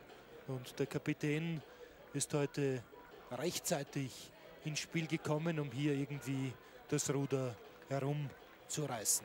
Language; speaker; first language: German; native; German